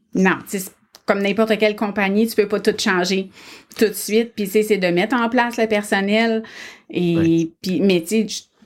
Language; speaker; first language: French; native; French